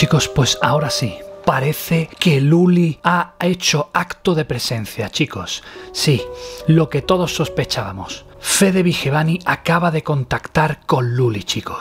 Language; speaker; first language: Spanish; native; Spanish